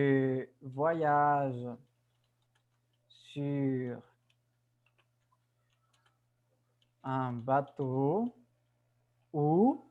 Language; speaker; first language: French; non-native, fluent; Spanish